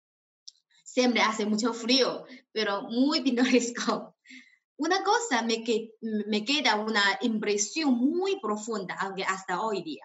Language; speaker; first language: Spanish; non-native, fluent; Chinese